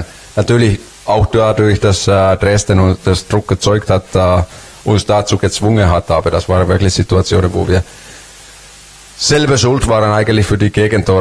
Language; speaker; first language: German; non-native, fluent; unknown